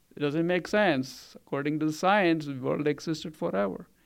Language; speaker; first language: English; non-native, local second language; Malayalam